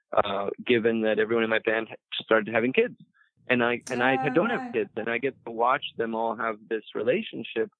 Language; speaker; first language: English; early bilingual, other home language; Spanish